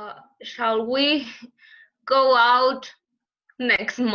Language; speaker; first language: English; non-native, learner; Spanish